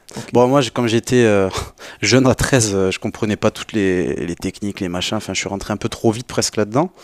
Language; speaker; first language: French; native; French